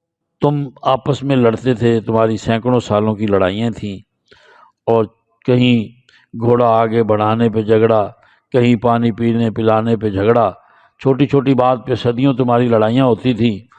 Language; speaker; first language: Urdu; non-native, local second language; Punjabi